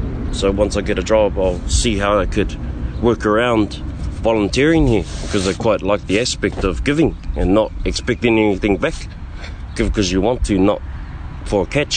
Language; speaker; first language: English; native; English